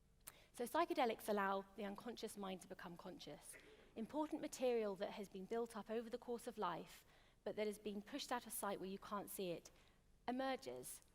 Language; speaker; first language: English; native; English